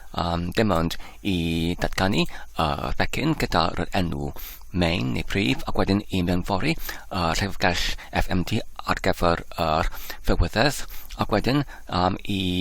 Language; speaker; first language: Welsh; non-native, fluent; English